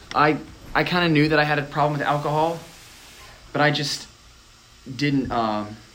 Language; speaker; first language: English; native; English